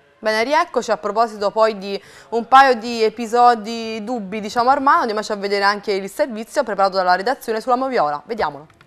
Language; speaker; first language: Italian; native; Italian